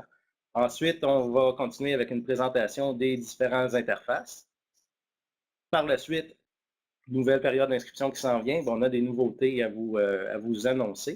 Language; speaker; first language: French; native; French